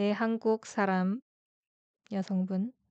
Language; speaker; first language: Korean; native; Korean